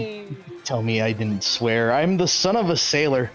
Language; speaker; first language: English; native; English